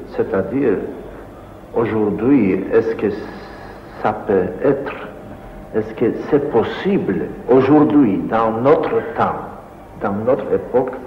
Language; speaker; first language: French; non-native, fluent; Polish